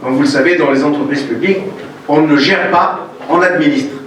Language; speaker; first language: French; non-native, local second language; Arabic